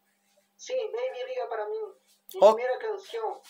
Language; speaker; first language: Spanish; non-native, learner; Portuguese